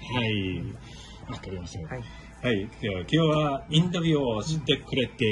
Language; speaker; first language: Japanese; non-native, learner; English